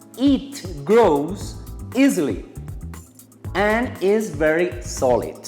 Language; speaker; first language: English; non-native, fluent; Spanish